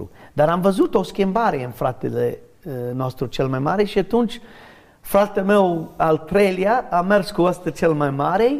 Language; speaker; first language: Romanian; non-native, learner; English